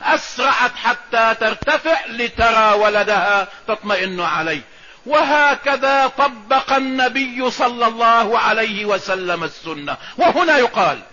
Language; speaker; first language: Arabic; native; Arabic